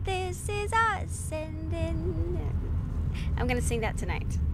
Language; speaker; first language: English; non-native, fluent; Norwegian